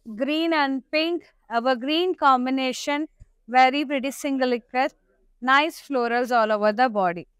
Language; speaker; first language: English; non-native, local second language; Telugu